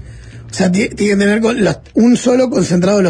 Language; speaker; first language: Spanish; native; Spanish